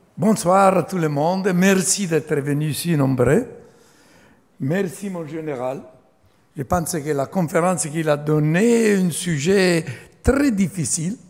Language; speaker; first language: French; non-native, fluent; Italian